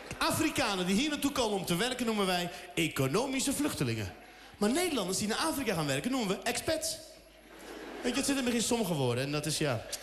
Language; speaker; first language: Dutch; early bilingual, other home language; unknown